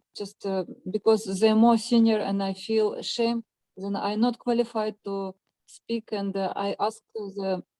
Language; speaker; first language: English; non-native, learner; Russian